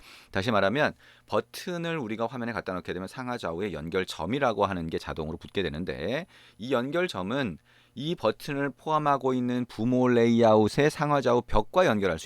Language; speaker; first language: Korean; native; Korean